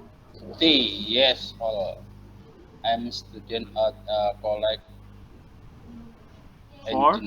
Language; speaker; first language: English; non-native, learner; Indonesian